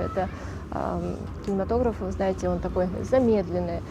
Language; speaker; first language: Russian; non-native, local second language; Tajik